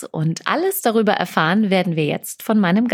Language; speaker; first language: German; native; German